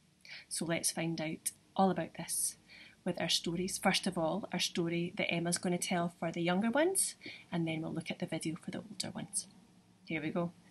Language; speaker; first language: English; native; English